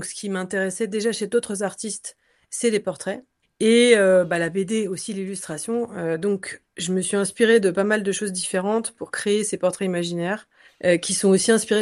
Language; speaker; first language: French; native; French